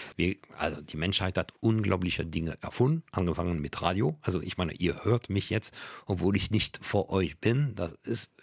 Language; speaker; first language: German; non-native, fluent; French